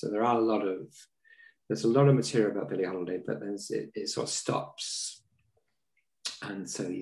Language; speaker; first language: English; native; English